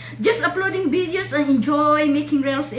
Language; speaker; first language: English; non-native, local second language; Filipino